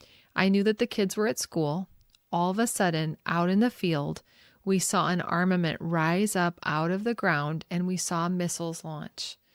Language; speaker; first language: English; native; English